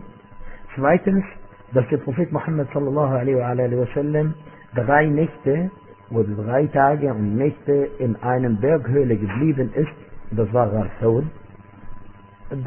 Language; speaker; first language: German; non-native, fluent; Arabic